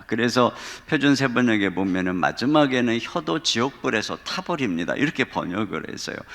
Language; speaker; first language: Korean; native; Korean